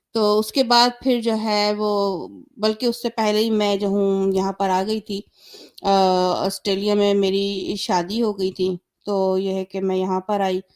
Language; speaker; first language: Urdu; native; Urdu